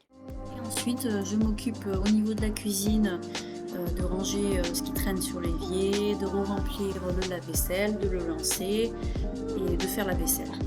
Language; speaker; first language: French; native; French